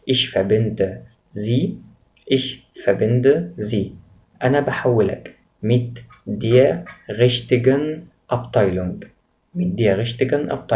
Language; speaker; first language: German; non-native, fluent; Arabic